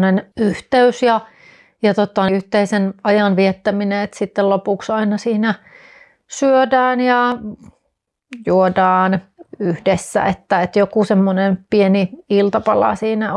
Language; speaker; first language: Finnish; native; Finnish